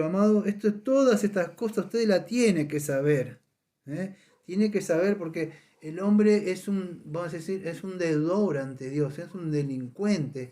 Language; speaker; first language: Spanish; native; Spanish